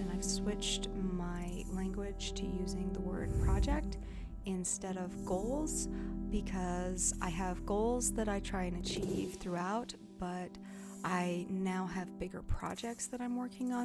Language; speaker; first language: English; native; English